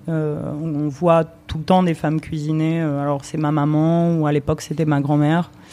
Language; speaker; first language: French; early bilingual, other home language; Romanian